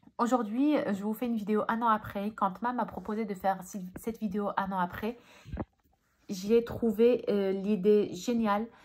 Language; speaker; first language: French; early bilingual, other home language; Arabic